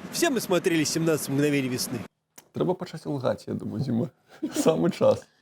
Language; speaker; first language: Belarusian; native; Belarusian